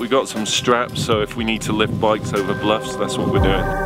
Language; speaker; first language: English; native; English